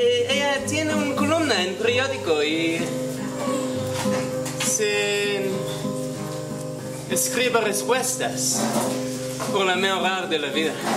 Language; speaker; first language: Spanish; non-native, learner; English